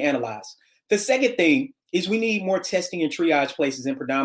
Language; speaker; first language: English; native; English